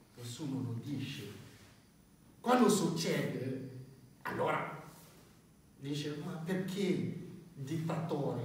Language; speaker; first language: Italian; non-native, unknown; Bambara